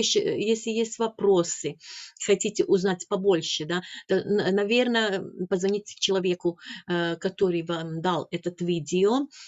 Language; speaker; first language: Russian; non-native, fluent; Latvian